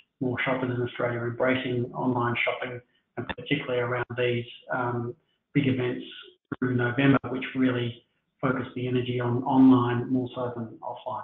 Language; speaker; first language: English; native; English